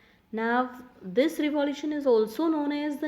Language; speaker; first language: English; non-native, local second language; Hindi